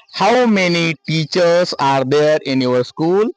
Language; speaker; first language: English; non-native, local second language; Marathi